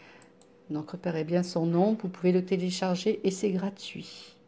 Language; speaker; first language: French; native; French